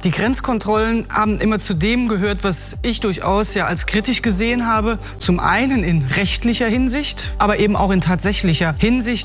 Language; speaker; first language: German; native; German